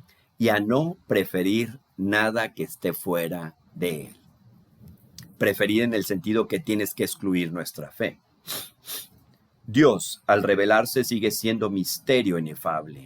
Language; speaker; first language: Spanish; native; Spanish